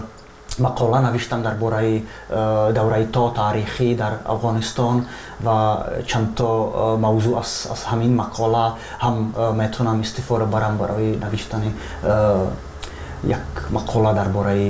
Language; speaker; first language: Persian; non-native, fluent; Czech